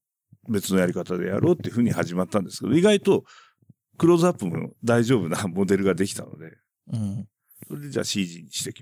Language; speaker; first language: Japanese; native; Japanese